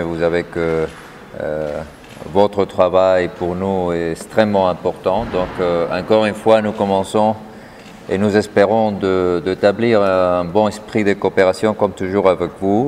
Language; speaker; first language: French; non-native, fluent; Spanish